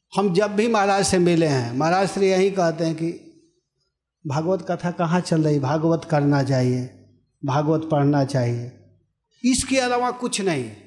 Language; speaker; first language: Hindi; native; Hindi